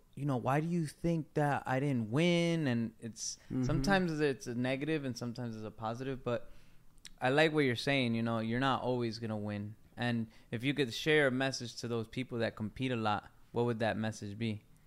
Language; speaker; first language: English; native; English